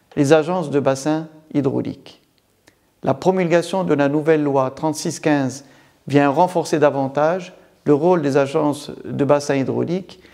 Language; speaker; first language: French; non-native, local second language; Arabic